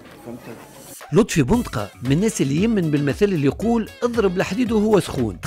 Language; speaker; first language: Arabic; native; Arabic